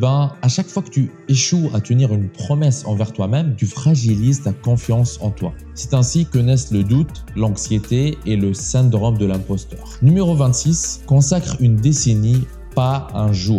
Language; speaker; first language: French; native; French